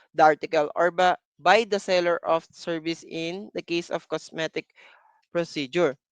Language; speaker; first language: English; non-native, local second language; Filipino